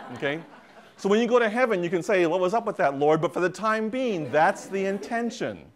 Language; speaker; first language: English; native; English